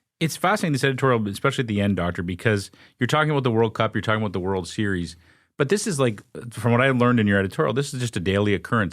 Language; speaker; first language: English; native; English